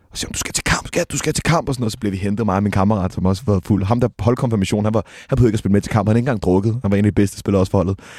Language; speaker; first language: Danish; native; Danish